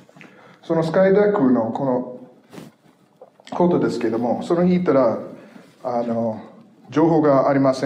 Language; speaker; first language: Japanese; non-native, fluent; English